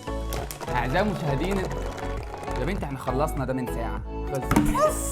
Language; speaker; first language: Arabic; native; Arabic